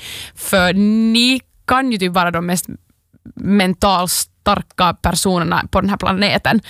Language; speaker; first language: Swedish; native; Swedish